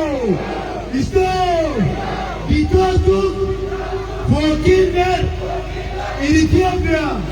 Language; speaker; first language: German; non-native, learner; Oromo